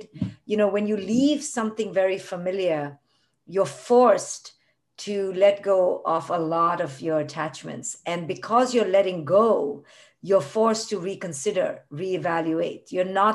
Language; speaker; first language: English; non-native, local second language; Hindi